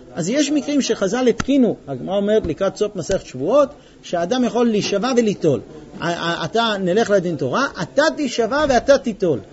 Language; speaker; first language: Hebrew; non-native, fluent; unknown